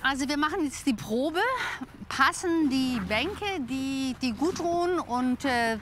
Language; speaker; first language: German; native; German